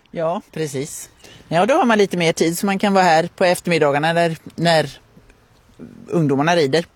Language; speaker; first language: Swedish; native; Swedish